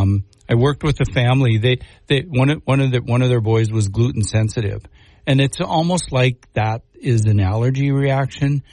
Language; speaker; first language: English; native; English